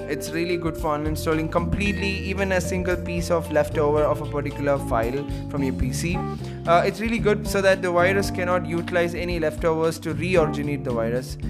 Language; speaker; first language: English; non-native, local second language; Malayalam